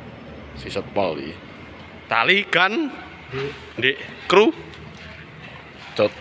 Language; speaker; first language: Indonesian; non-native, local second language; Javanese